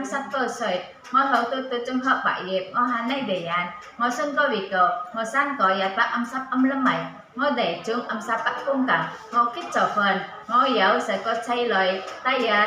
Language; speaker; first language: Cantonese; non-native, learner; Indonesian